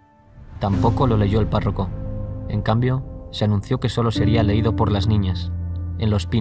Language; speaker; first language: Spanish; native; Spanish